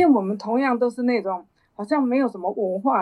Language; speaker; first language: Chinese; native; Chinese